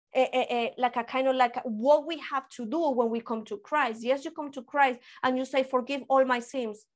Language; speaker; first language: English; early bilingual, other home language; Spanish